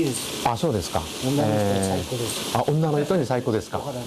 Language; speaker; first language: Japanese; non-native, fluent; Korean